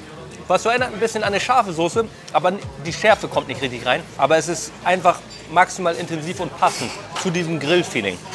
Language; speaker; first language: German; native; German